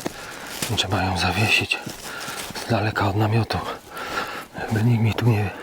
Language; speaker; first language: Polish; native; Polish